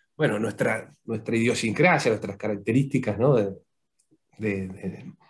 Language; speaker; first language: Spanish; native; Spanish